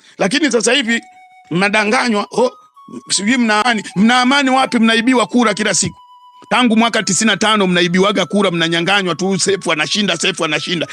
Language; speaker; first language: Swahili; native; Swahili